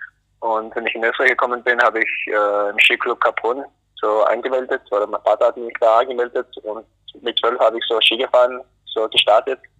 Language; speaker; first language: German; non-native, fluent; English